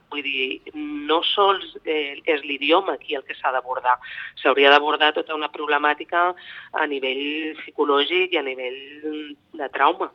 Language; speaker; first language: Catalan; native; Catalan